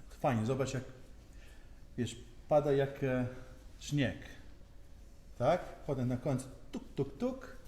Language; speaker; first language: Polish; non-native, learner; Italian